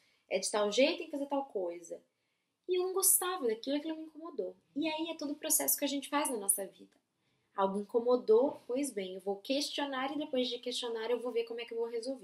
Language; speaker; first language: Portuguese; native; Portuguese